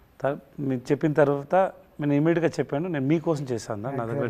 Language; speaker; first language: Telugu; non-native, local second language; Tamil